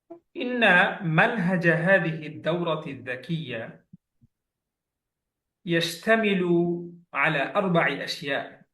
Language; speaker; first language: Arabic; non-native, fluent; Bangla